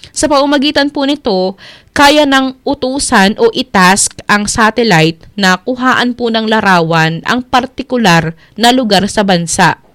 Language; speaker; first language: Filipino; native; Filipino